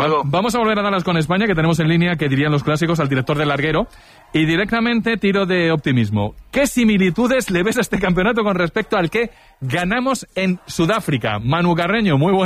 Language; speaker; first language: Spanish; native; Spanish